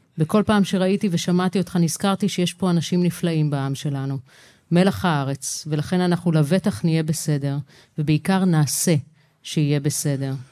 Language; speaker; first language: Hebrew; native; Hebrew